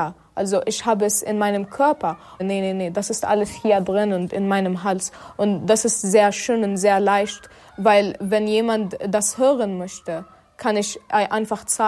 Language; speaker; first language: German; non-native, learner; Arabic